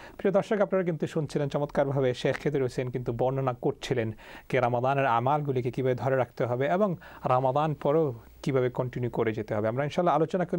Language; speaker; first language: Bangla; early bilingual, heritage; Bangla